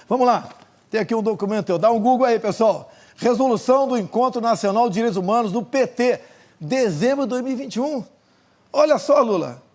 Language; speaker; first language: Portuguese; native; Portuguese